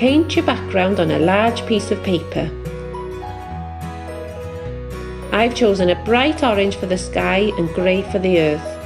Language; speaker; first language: English; native; English